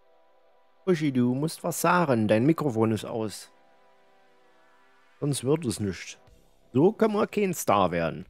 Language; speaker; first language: German; native; German